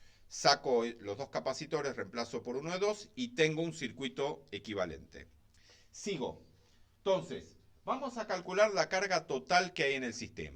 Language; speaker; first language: Spanish; native; Spanish